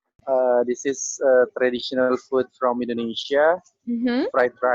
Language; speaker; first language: English; non-native, learner; Indonesian